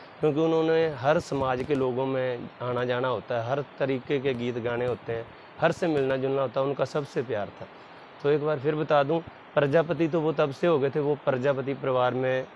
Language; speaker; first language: Hindi; non-native, local second language; Punjabi